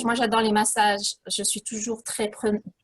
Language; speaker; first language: French; native; French